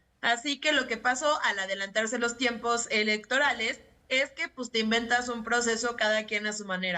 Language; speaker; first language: Spanish; native; Spanish